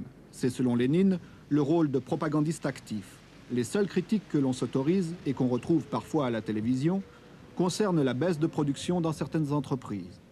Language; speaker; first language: French; native; French